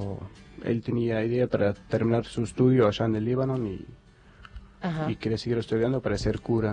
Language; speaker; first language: Spanish; non-native, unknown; Arabic